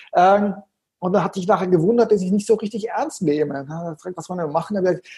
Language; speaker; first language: German; native; German